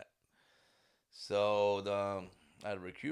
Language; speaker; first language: English; non-native, fluent; Spanish